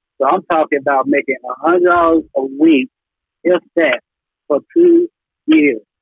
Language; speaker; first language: English; native; English